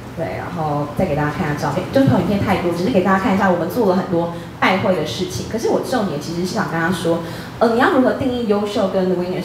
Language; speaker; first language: Chinese; native; Chinese